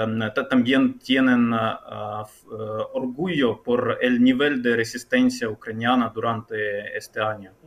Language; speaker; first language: Spanish; non-native, fluent; Ukrainian